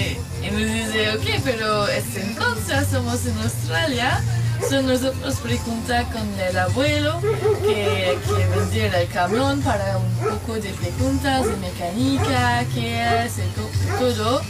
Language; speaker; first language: Spanish; non-native, learner; French